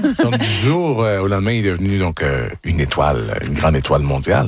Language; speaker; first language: French; native; French